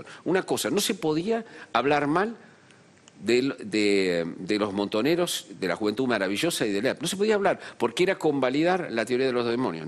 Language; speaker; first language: Spanish; native; Spanish